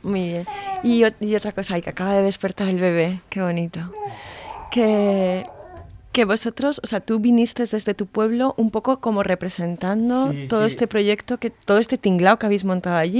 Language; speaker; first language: Spanish; native; Spanish